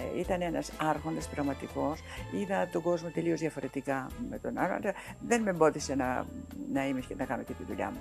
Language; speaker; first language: Greek; native; Greek